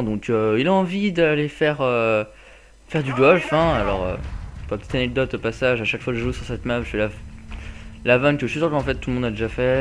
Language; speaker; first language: French; native; French